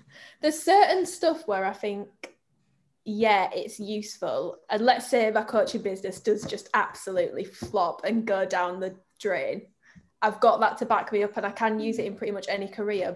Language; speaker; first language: English; native; English